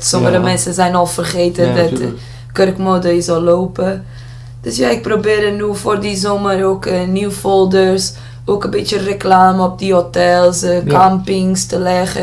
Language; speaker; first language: Dutch; non-native, learner; Portuguese